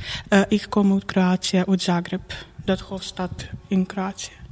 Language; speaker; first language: Dutch; non-native, learner; Croatian